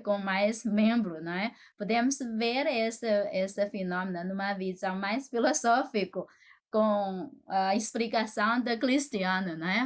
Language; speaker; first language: Portuguese; non-native, fluent; Chinese